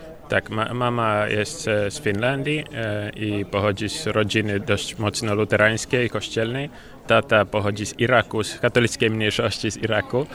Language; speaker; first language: Polish; non-native, fluent; Finnish